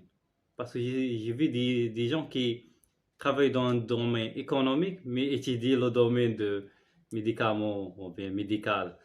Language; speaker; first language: French; non-native, learner; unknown